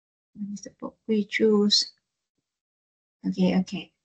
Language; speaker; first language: English; non-native, learner; Vietnamese